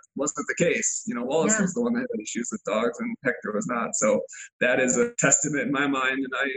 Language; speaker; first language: English; native; English